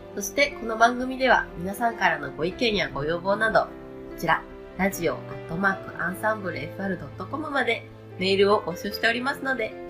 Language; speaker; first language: Japanese; native; Japanese